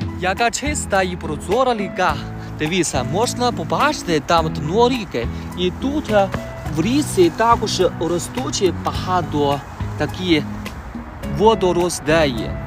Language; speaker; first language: Ukrainian; non-native, learner; Chinese